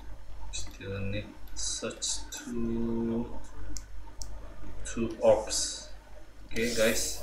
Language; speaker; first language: English; non-native, learner; Indonesian